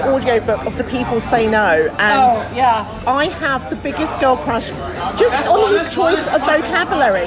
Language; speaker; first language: English; native; English